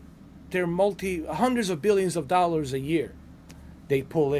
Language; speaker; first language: English; native; English